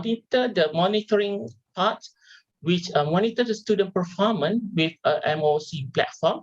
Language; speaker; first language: English; non-native, local second language; Malay